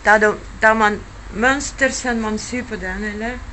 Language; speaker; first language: Swedish; non-native, learner; Russian